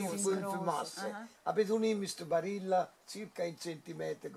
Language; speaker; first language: German; non-native, learner; Italian